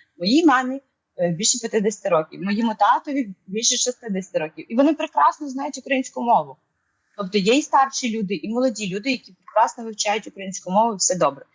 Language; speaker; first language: Ukrainian; non-native, local second language; Russian